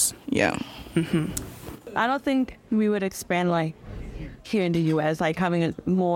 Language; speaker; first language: English; native; English